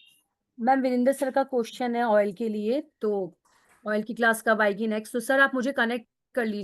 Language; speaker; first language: Hindi; native; Hindi